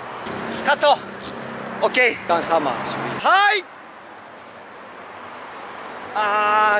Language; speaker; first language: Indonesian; non-native, learner; Japanese